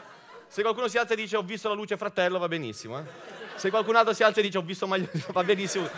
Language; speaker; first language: Italian; native; Italian